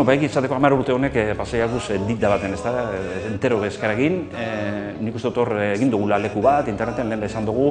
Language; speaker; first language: Basque; native; Basque